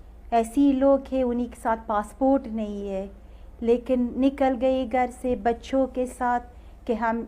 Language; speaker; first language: Hindi; non-native, learner; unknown